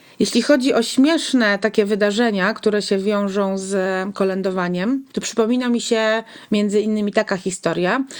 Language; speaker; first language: Polish; native; Polish